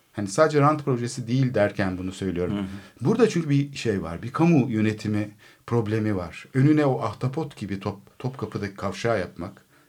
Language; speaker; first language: Turkish; native; Turkish